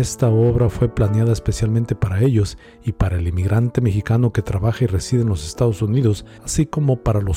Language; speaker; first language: Spanish; native; Spanish